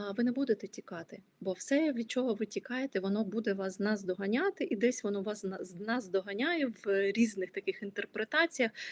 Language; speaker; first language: Ukrainian; non-native, local second language; Russian